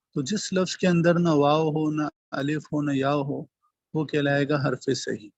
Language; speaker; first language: Urdu; native; Urdu